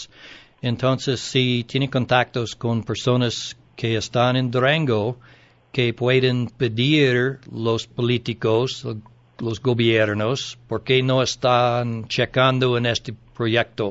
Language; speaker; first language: Spanish; non-native, learner; English